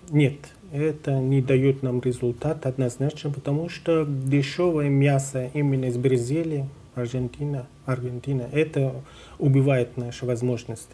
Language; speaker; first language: Russian; non-native, fluent; Persian